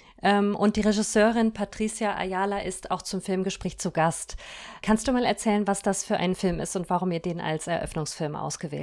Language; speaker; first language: German; native; German